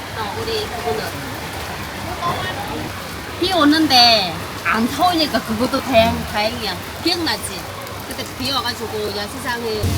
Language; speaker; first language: Korean; non-native, learner; Vietnamese